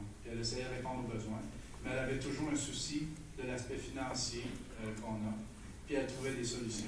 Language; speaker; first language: French; native; French